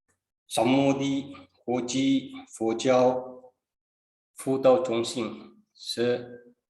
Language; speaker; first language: Chinese; non-native, fluent; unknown